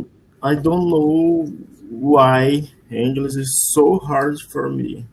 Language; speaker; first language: English; non-native, learner; Portuguese